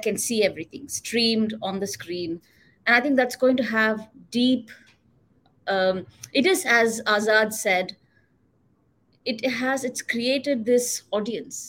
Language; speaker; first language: English; non-native, local second language; Tamil